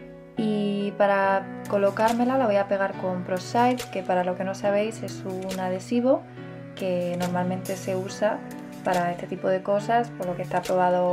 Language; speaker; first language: Spanish; native; Spanish